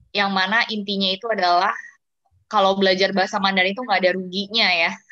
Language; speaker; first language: Indonesian; native; Indonesian